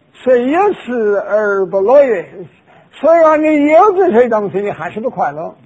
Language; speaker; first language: Chinese; non-native, fluent; English